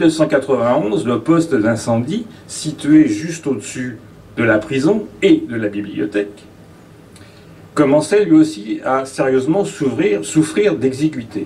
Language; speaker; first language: French; native; French